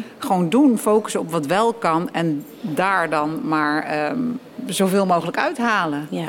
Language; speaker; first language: Dutch; early bilingual, other home language; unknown